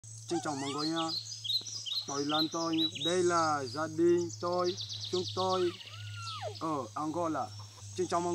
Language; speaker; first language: Vietnamese; non-native, learner; Portuguese